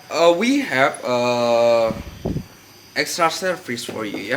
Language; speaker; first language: English; non-native, learner; Indonesian